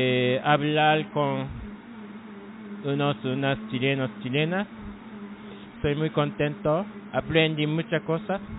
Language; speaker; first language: Spanish; non-native, learner; Japanese